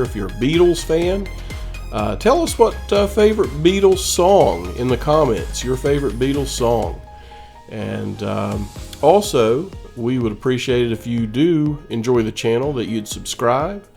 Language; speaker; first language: English; native; English